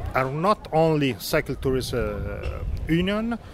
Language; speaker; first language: English; non-native, learner; Italian